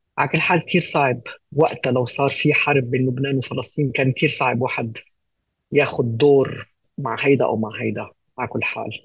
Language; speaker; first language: Arabic; native; Arabic